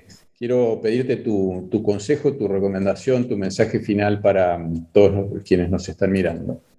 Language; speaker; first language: Spanish; native; Spanish